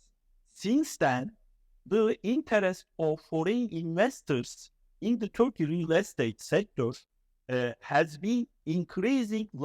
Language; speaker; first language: English; non-native, fluent; Turkish